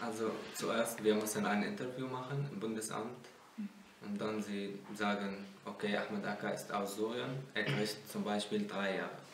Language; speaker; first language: German; non-native, learner; Arabic